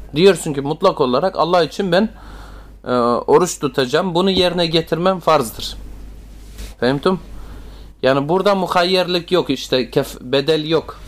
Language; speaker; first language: Turkish; native; Turkish